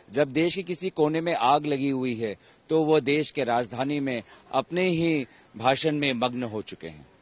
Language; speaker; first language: Hindi; non-native, local second language; Assamese